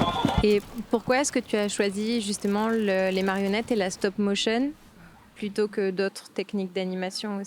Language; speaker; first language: French; native; French